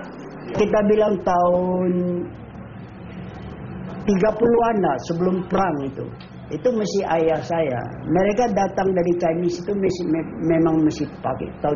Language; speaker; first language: Indonesian; early bilingual, other home language; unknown